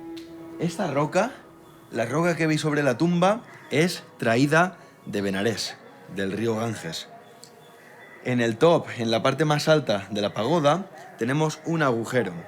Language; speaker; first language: Spanish; native; Spanish